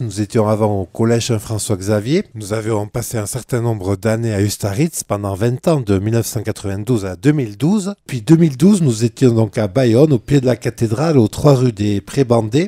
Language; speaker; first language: French; native; French